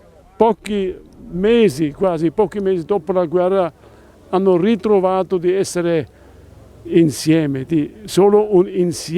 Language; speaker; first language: Italian; non-native, fluent; German